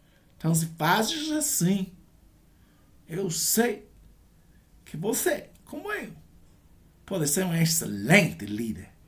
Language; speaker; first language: Portuguese; non-native, learner; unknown